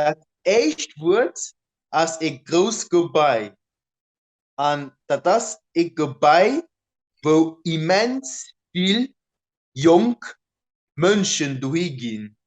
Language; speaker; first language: German; non-native, local second language; Luxembourgish